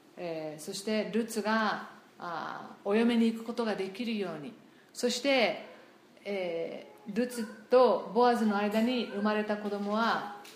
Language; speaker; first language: Japanese; non-native, fluent; English